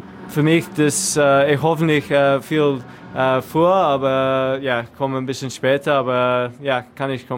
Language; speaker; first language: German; non-native, learner; English